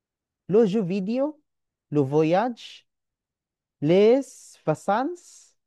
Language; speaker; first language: French; non-native, learner; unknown